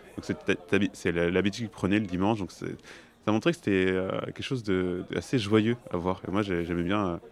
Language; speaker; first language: French; native; French